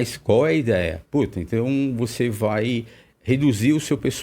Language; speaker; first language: Portuguese; native; Portuguese